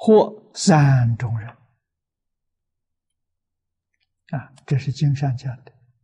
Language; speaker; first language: Chinese; native; Chinese